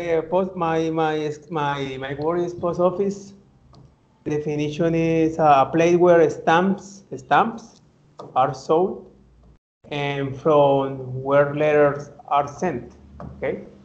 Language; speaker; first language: English; non-native, learner; Spanish